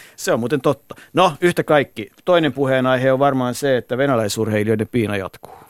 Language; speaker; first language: Finnish; native; Finnish